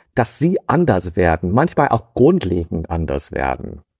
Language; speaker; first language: German; non-native, fluent; English